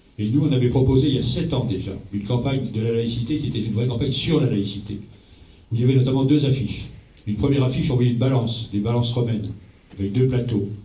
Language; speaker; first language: French; native; French